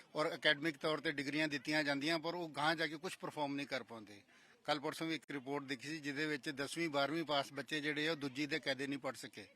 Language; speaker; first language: Punjabi; native; Punjabi